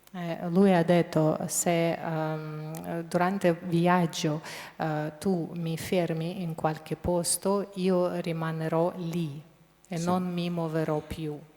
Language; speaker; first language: Italian; non-native, fluent; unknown